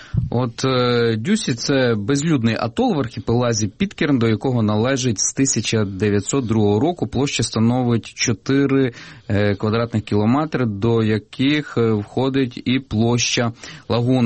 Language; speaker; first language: Ukrainian; native; Ukrainian